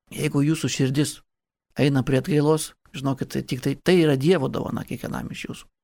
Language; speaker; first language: Lithuanian; native; Lithuanian